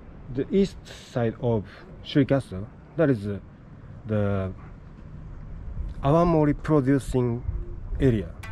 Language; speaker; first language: English; non-native, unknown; Japanese